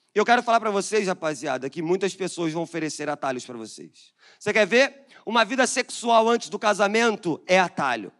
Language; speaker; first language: Portuguese; native; Portuguese